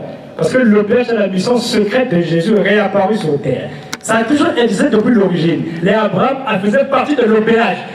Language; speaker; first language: French; non-native, local second language; Lingala